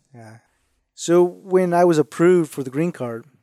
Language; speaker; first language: English; non-native, fluent; Spanish